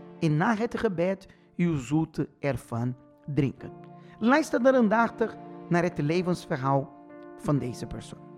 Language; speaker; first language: Dutch; non-native, fluent; Portuguese